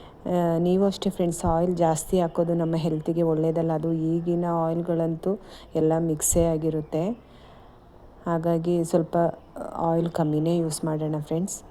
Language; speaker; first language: Kannada; native; Kannada